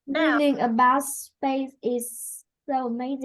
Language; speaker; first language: English; non-native, learner; Vietnamese